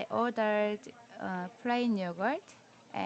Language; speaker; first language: English; non-native, learner; Korean